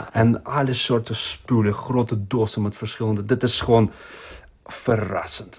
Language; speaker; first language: Dutch; non-native, fluent; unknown